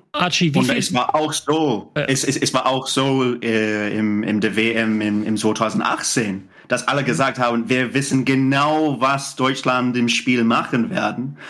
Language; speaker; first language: German; non-native, fluent; English